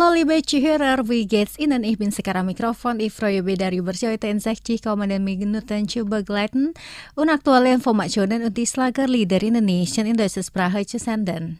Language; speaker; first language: German; non-native, fluent; Indonesian